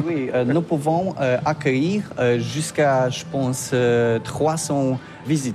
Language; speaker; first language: French; non-native, learner; Polish